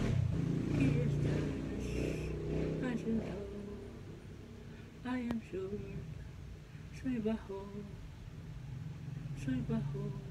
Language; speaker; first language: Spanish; non-native, learner; Cebuano